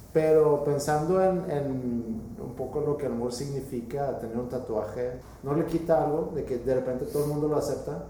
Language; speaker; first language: Spanish; non-native, fluent; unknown